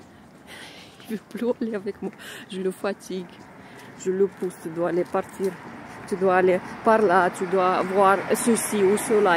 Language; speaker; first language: French; non-native, fluent; Russian